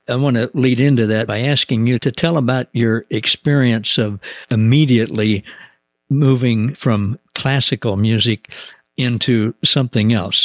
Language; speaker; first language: English; native; English